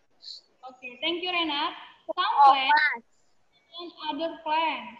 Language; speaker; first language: English; non-native, learner; Indonesian